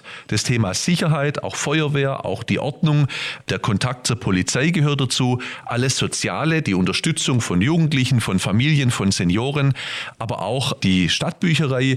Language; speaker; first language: German; native; German